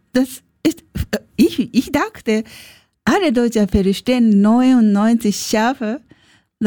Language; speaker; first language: German; non-native, learner; Japanese